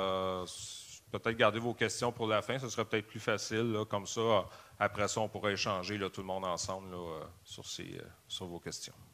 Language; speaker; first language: French; native; French